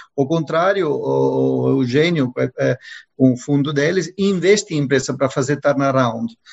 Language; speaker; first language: Portuguese; non-native, fluent; Italian